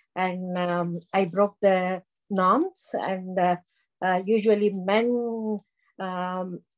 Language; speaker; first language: English; non-native, local second language; Tamil